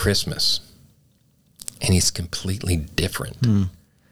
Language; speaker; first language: English; native; English